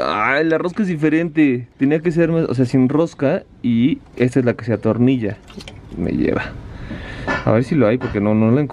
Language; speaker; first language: Spanish; native; Spanish